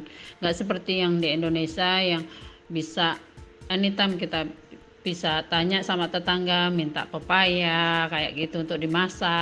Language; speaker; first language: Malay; non-native, local second language; Javanese